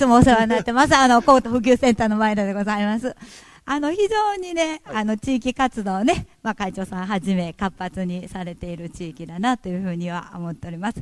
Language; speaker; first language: Japanese; native; Japanese